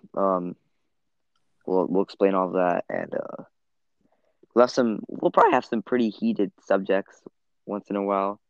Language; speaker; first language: English; early bilingual, other home language; Italian